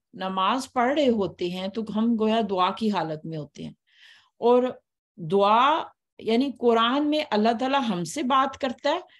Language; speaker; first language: Hindi; native; Hindi